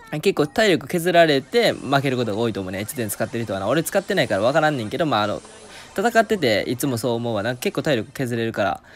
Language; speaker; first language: Japanese; native; Japanese